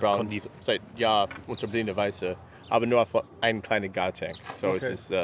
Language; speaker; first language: German; non-native, learner; English